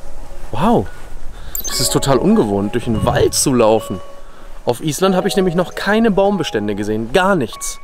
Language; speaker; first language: German; native; German